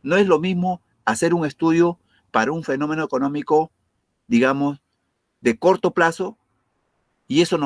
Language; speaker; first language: Spanish; native; Spanish